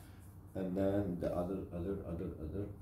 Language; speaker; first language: English; non-native, fluent; Turkish